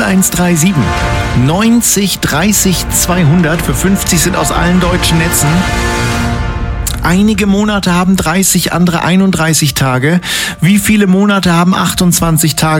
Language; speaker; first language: German; native; German